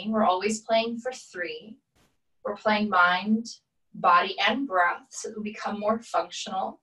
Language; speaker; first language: English; native; English